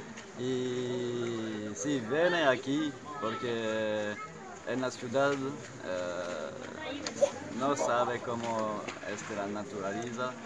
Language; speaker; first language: Spanish; non-native, learner; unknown